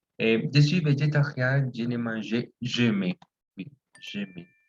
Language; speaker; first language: French; non-native, fluent; Spanish